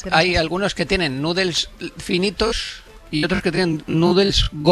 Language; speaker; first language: Spanish; native; Spanish